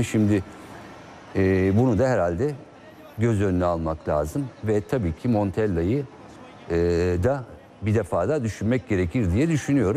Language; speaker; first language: Turkish; native; Turkish